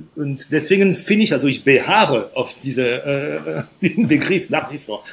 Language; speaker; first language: German; non-native, fluent; French